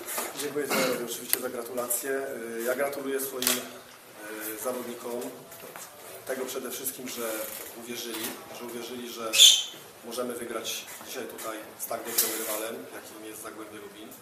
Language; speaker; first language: Polish; native; Polish